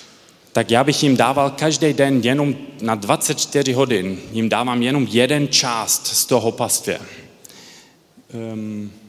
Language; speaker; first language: Czech; early bilingual, heritage; Czech